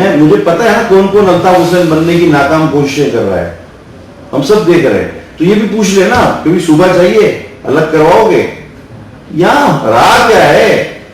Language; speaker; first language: Urdu; non-native, local second language; Sindhi